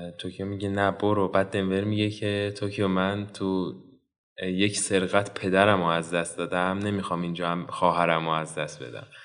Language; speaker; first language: Persian; native; Persian